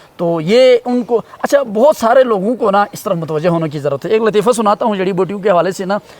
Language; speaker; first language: Urdu; non-native, local second language; Shina